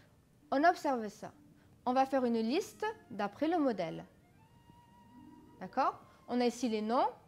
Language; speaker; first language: French; non-native, fluent; Arabic